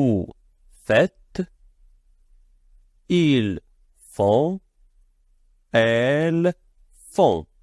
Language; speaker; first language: French; non-native, fluent; Arabic